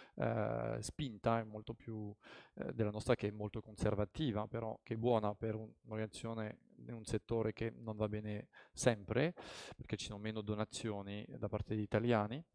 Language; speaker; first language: Italian; non-native, fluent; French